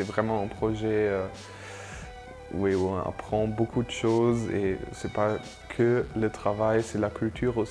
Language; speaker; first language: French; non-native, learner; German